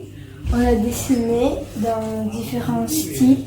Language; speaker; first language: French; early bilingual, other home language; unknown